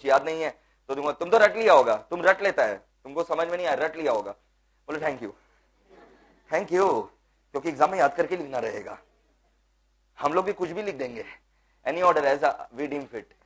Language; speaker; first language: Hindi; non-native, local second language; Bangla